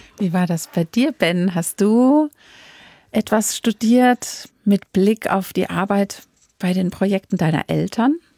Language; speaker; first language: German; native; German